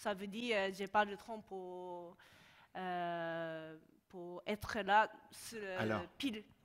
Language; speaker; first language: French; non-native, learner; Japanese